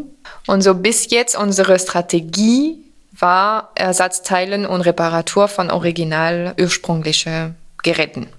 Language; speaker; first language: German; non-native, fluent; French